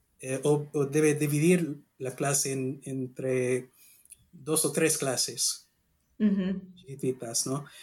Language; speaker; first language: Spanish; non-native, learner; English